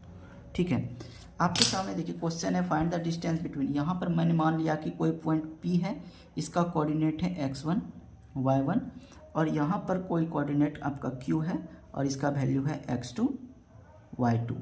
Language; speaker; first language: Hindi; native; Hindi